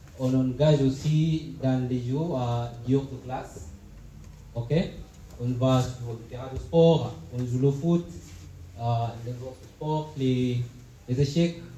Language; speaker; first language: French; non-native, fluent; Swahili